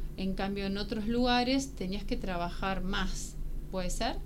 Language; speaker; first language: Spanish; native; Spanish